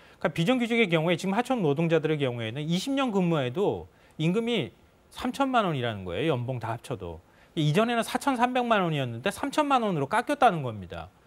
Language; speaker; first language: Korean; native; Korean